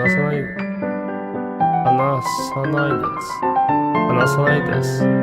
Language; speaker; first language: Japanese; non-native, learner; English